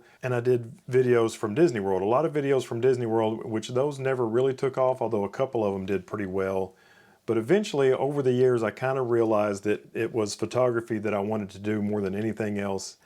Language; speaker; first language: English; native; English